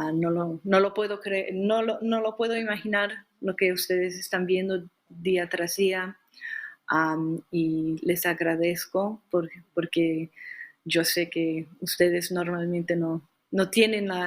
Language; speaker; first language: Spanish; non-native, fluent; English